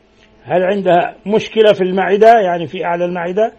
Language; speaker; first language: Arabic; native; Arabic